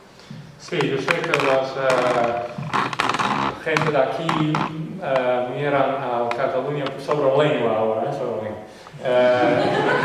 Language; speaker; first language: Spanish; non-native, fluent; Western Frisian